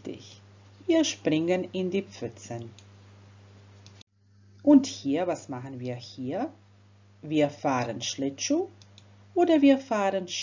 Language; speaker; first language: German; non-native, fluent; Croatian